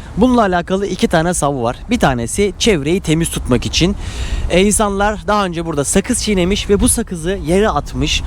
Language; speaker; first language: Turkish; native; Turkish